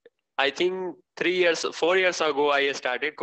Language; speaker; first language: English; non-native, learner; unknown